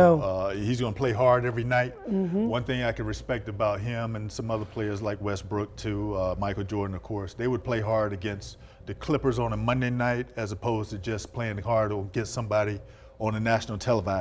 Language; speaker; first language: English; native; English